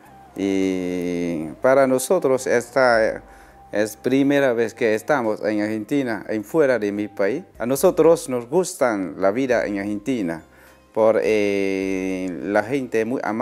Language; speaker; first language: Spanish; non-native, learner; Vietnamese